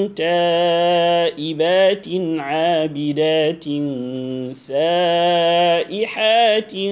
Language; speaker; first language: Arabic; non-native, fluent; Hausa